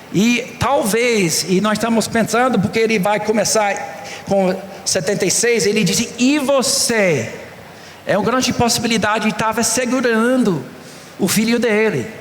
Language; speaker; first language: Portuguese; non-native, fluent; English